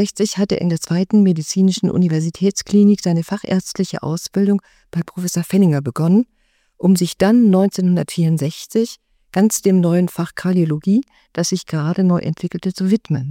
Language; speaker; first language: German; native; German